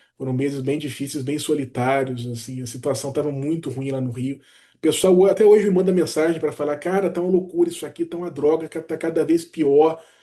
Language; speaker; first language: Portuguese; native; Portuguese